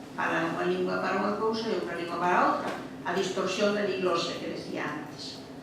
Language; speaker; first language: Galician; native; Galician